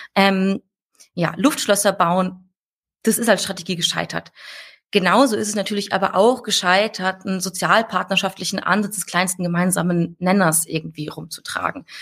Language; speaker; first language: German; native; German